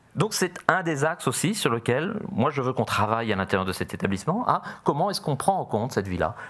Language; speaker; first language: French; native; French